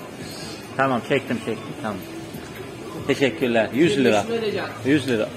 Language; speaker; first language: Turkish; non-native, learner; Russian